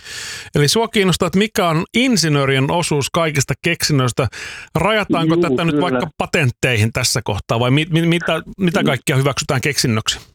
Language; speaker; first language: Finnish; native; Finnish